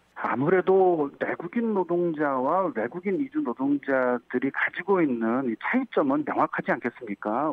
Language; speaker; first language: Korean; native; Korean